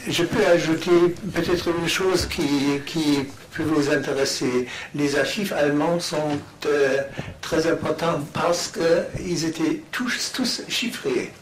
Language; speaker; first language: French; non-native, fluent; German